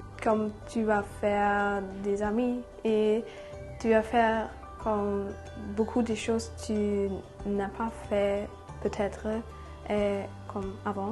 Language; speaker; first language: French; non-native, learner; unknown